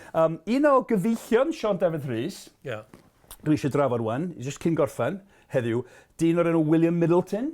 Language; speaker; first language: Welsh; non-native, fluent; English